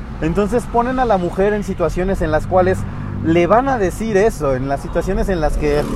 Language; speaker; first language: Spanish; native; Spanish